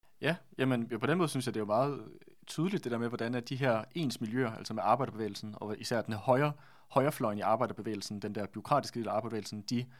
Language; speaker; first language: Danish; native; Danish